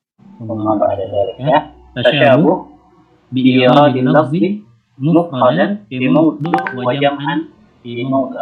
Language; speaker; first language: Arabic; non-native, learner; Indonesian